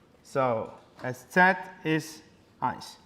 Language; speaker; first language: German; non-native, learner; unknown